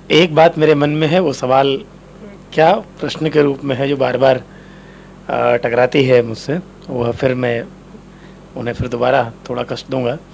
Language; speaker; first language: Hindi; native; Hindi